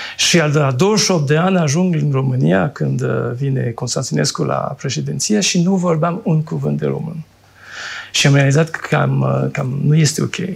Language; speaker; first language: Romanian; non-native, fluent; French